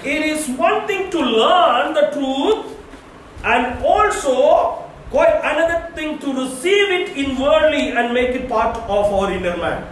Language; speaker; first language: English; non-native, local second language; Hindi